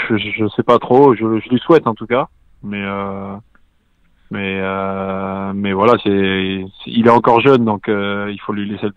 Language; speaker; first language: French; native; French